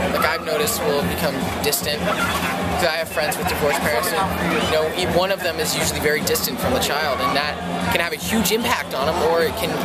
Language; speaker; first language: English; native; English